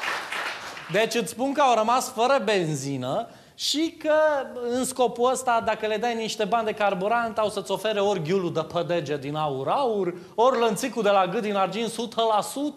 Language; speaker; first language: Romanian; native; Romanian